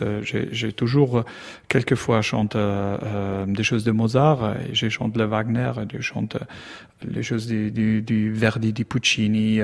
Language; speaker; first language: French; non-native, learner; German